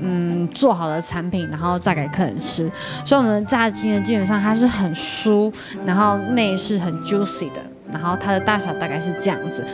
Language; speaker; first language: Chinese; native; Chinese